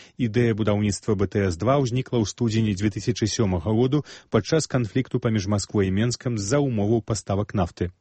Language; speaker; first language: Belarusian; native; Belarusian